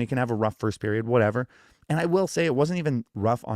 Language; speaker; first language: English; native; English